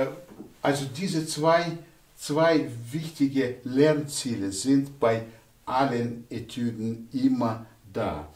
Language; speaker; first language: German; non-native, fluent; Russian